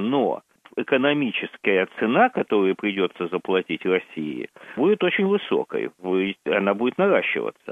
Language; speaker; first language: Russian; native; Russian